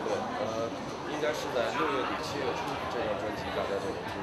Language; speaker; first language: Chinese; native; Chinese